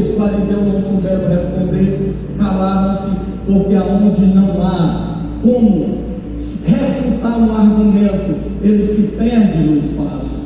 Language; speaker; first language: Portuguese; native; Portuguese